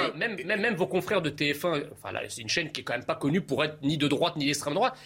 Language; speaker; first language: French; early bilingual, other home language; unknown